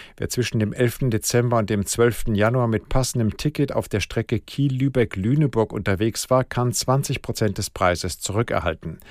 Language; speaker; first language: German; native; German